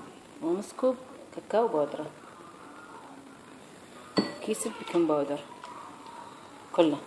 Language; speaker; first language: Arabic; native; Arabic